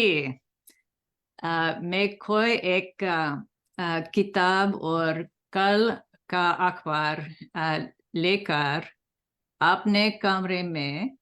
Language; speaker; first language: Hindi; non-native, learner; English